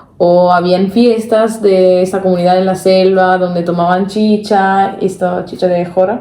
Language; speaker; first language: Spanish; non-native, fluent; Italian